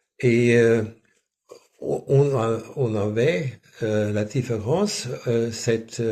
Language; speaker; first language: French; non-native, fluent; German